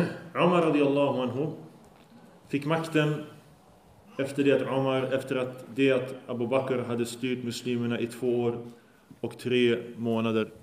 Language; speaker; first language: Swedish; early bilingual, other home language; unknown